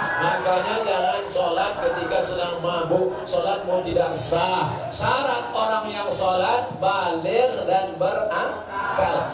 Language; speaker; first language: Indonesian; native; Indonesian